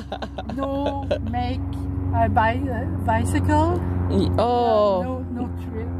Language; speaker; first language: English; non-native, learner; French